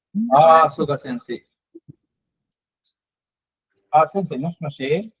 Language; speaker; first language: Japanese; non-native, fluent; Bangla